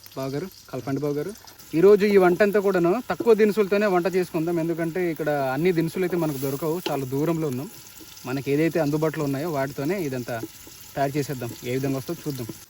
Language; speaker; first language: Telugu; native; Telugu